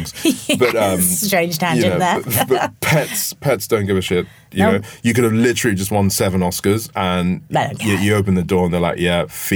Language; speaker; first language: English; non-native, local second language; Yoruba